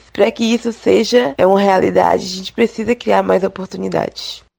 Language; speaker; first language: Portuguese; native; Portuguese